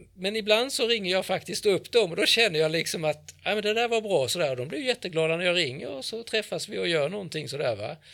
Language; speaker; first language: Swedish; native; Swedish